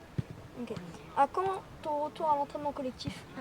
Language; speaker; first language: French; native; French